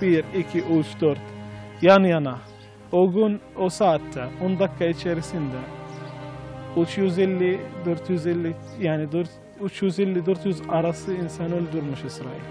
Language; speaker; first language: Turkish; non-native, fluent; Arabic